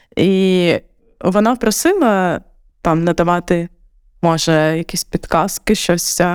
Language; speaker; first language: Ukrainian; non-native, local second language; Russian